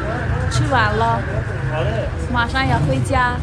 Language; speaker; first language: Chinese; non-native, fluent; Persian